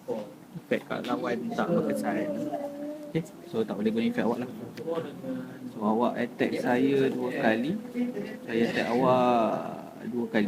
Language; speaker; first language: Malay; native; Malay